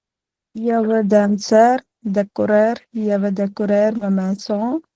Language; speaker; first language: French; non-native, learner; Punjabi